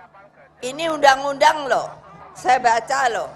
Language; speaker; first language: Indonesian; native; Indonesian